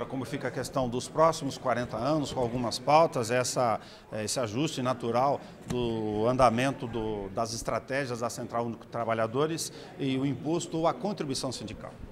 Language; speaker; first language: Portuguese; native; Portuguese